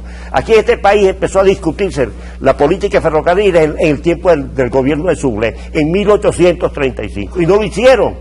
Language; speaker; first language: Spanish; native; Spanish